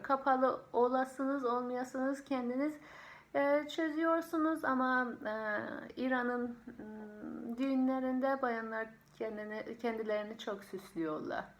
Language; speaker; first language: Turkish; non-native, fluent; Persian